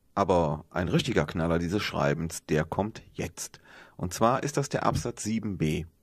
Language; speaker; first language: German; native; German